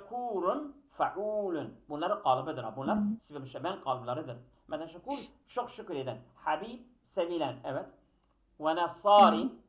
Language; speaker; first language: Turkish; native; Turkish